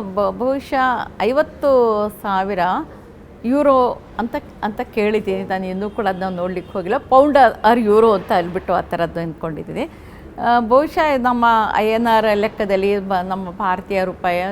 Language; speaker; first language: Kannada; non-native, local second language; Urdu